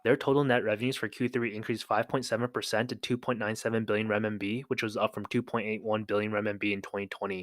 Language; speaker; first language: English; native; English